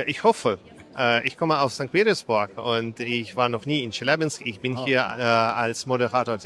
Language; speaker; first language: German; non-native, fluent; Russian